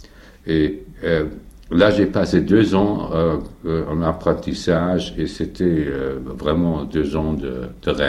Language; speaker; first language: French; non-native, fluent; German